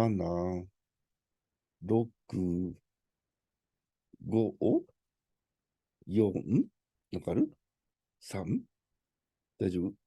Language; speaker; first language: Japanese; native; Japanese